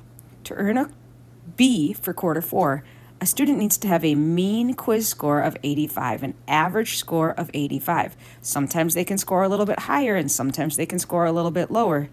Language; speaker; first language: English; native; English